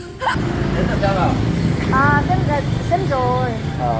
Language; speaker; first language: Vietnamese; non-native, learner; Korean